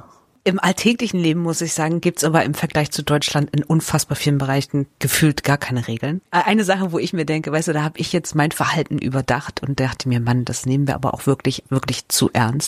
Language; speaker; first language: German; native; German